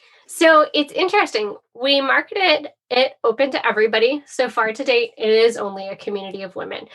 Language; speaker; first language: English; native; English